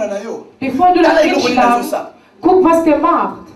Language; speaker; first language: German; non-native, learner; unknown